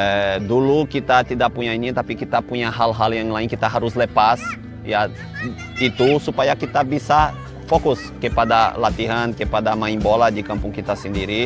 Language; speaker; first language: Indonesian; non-native, fluent; Portuguese